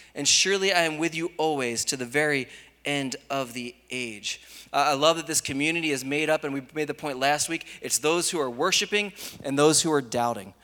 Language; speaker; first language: English; native; English